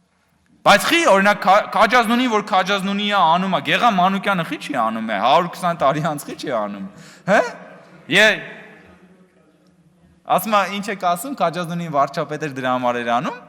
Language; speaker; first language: Armenian; native; Armenian